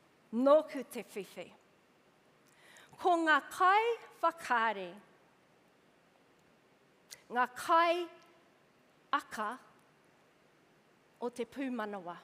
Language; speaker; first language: Māori; non-native, local second language; English